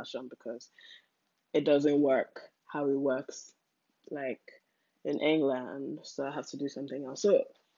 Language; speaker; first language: English; non-native, local second language; Yoruba